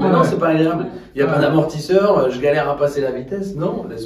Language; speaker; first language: French; native; French